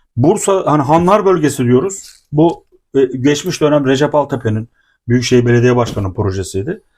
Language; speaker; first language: Turkish; native; Turkish